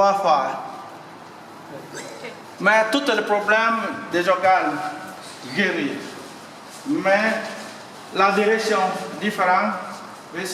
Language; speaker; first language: French; non-native, learner; Vietnamese